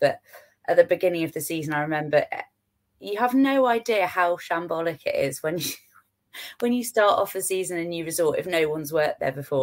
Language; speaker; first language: English; native; English